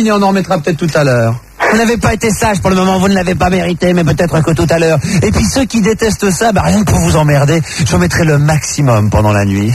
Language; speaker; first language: French; native; French